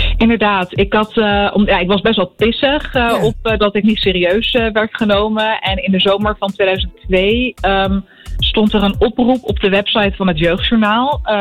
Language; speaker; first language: Dutch; early bilingual, other home language; Arabic